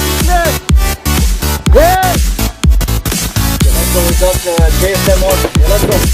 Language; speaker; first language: English; non-native, fluent; Filipino